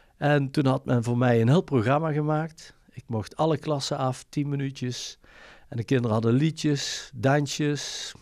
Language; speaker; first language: Dutch; native; Dutch